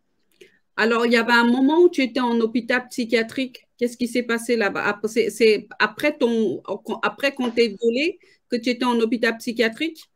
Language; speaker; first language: French; native; French